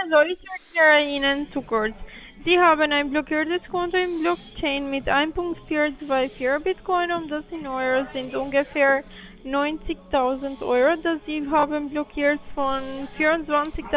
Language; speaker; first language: German; non-native, learner; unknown